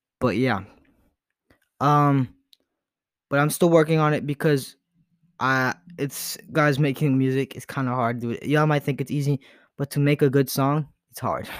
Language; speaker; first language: English; early bilingual, other home language; Spanish